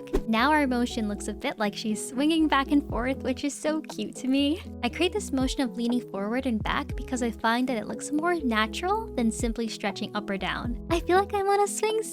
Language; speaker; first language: English; native; English